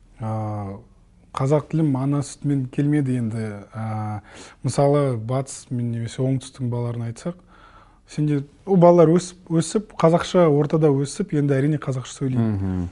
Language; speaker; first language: Kazakh; non-native, local second language; Russian